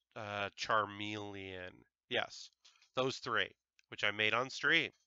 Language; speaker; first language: English; native; English